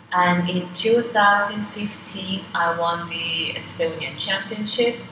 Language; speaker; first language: English; non-native, fluent; Estonian